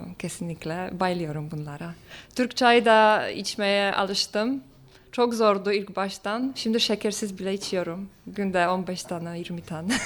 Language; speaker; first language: Turkish; non-native, fluent; Polish